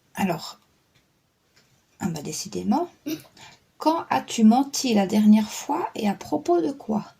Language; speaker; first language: French; native; French